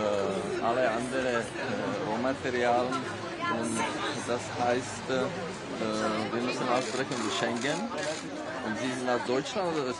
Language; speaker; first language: German; non-native, fluent; Czech